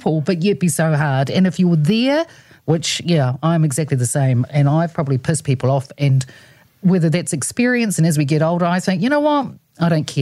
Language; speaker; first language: English; non-native, local second language; Samoan